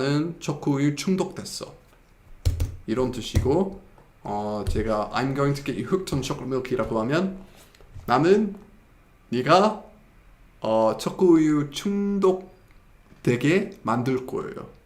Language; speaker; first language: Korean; non-native, fluent; English